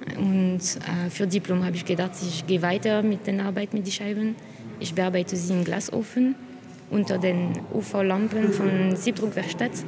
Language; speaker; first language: German; non-native, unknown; French